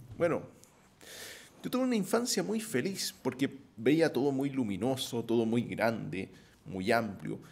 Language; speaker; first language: Spanish; native; Spanish